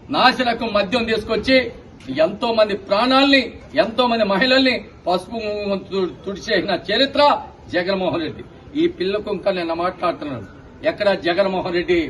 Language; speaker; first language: Telugu; native; Telugu